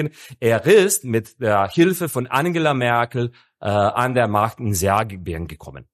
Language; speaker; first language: German; non-native, fluent; Serbian